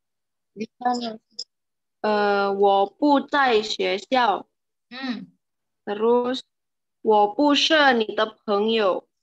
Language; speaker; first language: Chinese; non-native, learner; Indonesian